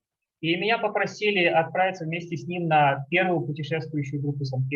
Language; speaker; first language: Russian; native; Russian